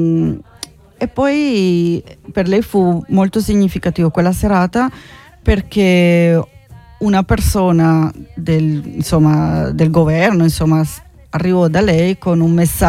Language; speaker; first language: Italian; non-native, fluent; Spanish